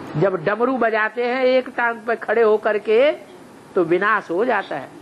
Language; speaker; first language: Hindi; native; Hindi